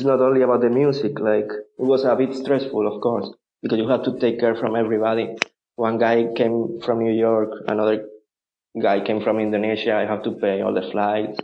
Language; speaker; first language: English; non-native, fluent; Spanish